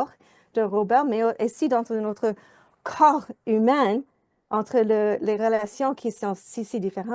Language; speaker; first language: French; non-native, fluent; English